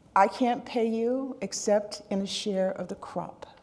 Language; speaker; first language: English; native; English